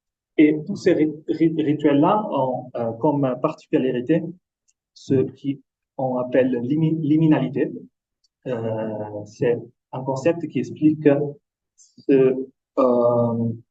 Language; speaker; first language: French; non-native, fluent; Italian